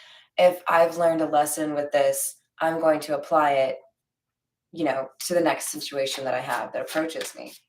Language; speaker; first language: English; native; English